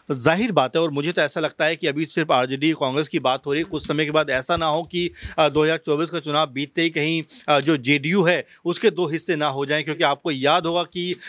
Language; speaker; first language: Hindi; native; Hindi